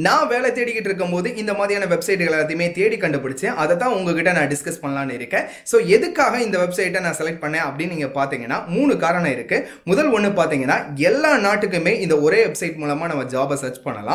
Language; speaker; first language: Tamil; native; Tamil